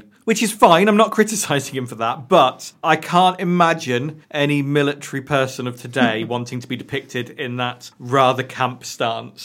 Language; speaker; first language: English; native; English